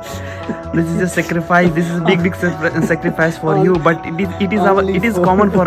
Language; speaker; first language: English; non-native, local second language; Hindi